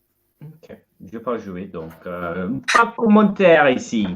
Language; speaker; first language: French; non-native, learner; English